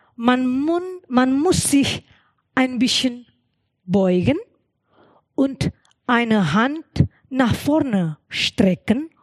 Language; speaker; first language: German; non-native, learner; Indonesian